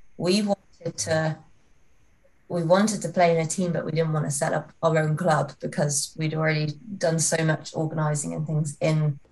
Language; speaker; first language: English; native; English